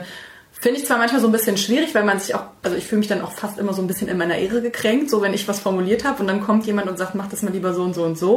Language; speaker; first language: German; native; German